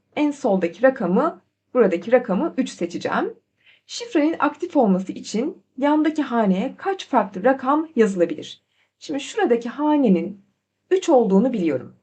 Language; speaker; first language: Turkish; native; Turkish